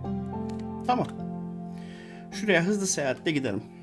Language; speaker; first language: Turkish; native; Turkish